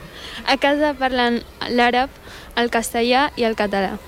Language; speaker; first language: Catalan; early bilingual, other home language; Arabic